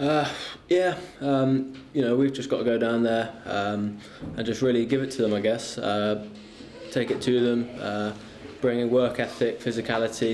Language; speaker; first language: English; native; English